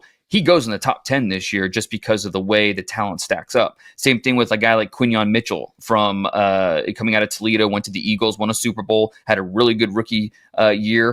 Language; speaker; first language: English; native; English